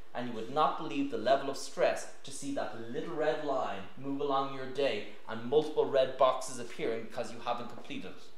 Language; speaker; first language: English; native; English